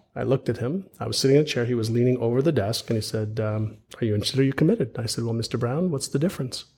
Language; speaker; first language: English; early bilingual, other home language; Hebrew